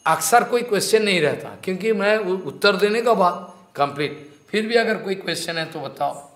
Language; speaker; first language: Hindi; non-native, local second language; Bangla